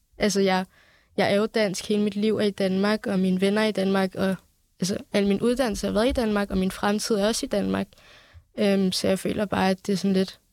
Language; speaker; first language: Danish; early bilingual, other home language; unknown